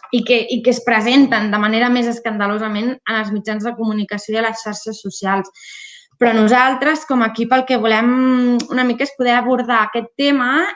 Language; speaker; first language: Catalan; native; Catalan